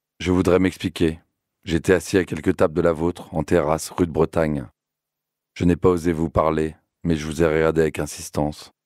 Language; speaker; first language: French; native; French